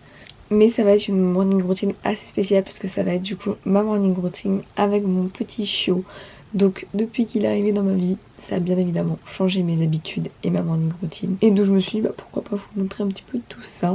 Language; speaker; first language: French; native; French